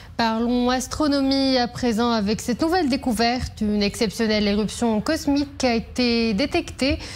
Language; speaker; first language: French; non-native, local second language; Arabic